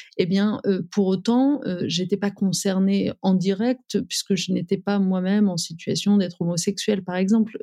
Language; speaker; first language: French; early bilingual, other home language; Riffian